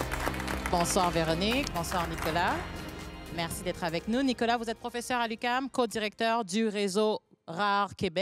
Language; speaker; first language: French; native; French